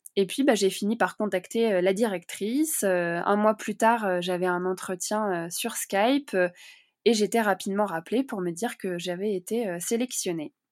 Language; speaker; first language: French; native; French